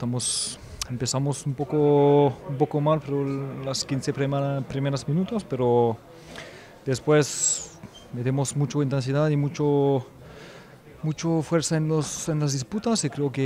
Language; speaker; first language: Spanish; non-native, fluent; French